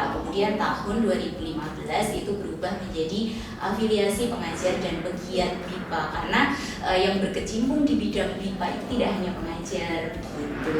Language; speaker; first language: Indonesian; native; Indonesian